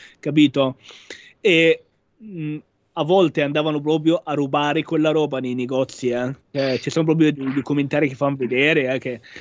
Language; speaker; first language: Italian; non-native, fluent; Arabic